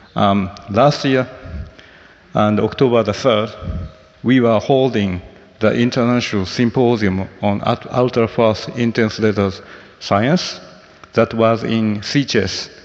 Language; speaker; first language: English; non-native, fluent; Japanese